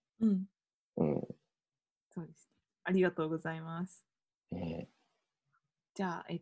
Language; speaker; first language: Japanese; non-native, learner; English